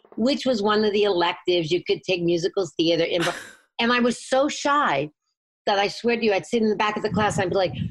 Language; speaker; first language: English; native; English